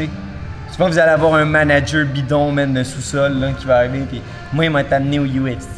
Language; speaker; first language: French; native; French